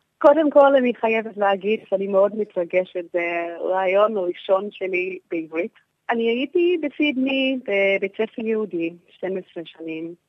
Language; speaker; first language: Hebrew; non-native, fluent; English